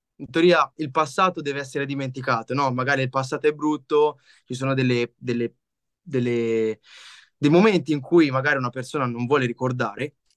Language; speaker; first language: Italian; native; Italian